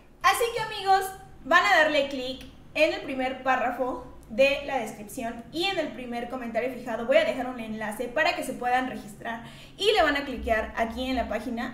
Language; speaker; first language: Spanish; native; Spanish